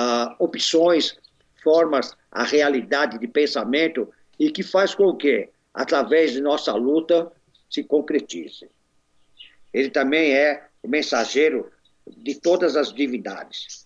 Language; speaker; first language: Portuguese; native; Portuguese